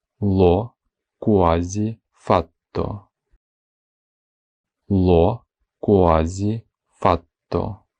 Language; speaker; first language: Italian; non-native, fluent; Ukrainian